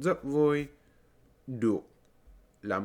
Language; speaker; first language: Vietnamese; non-native, learner; English